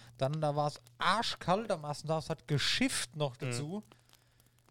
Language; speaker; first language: German; native; German